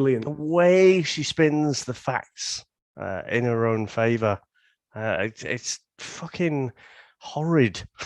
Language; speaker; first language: English; native; English